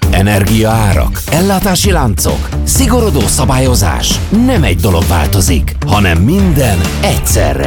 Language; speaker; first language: Hungarian; native; Hungarian